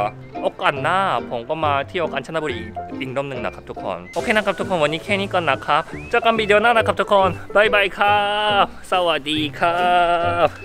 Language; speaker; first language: Thai; non-native, fluent; Korean